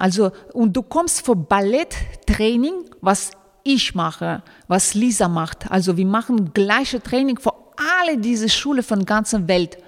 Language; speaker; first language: German; non-native, fluent; Russian